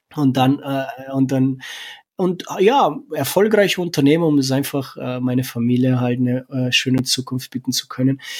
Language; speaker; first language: German; non-native, fluent; Romanian